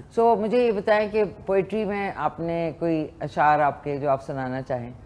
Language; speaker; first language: Urdu; native; Urdu